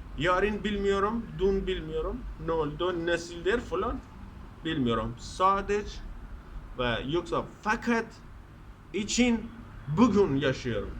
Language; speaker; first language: Turkish; non-native, learner; Persian